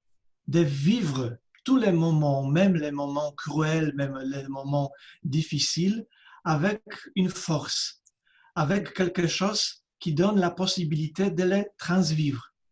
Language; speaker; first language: French; non-native, fluent; Polish